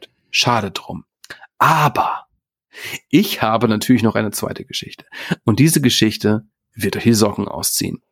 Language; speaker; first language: German; native; German